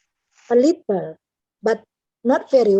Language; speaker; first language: English; non-native, learner; Indonesian